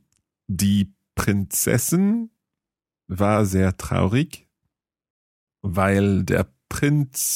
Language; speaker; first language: German; non-native, learner; English